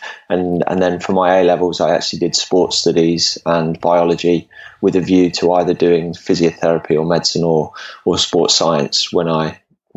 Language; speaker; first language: English; native; English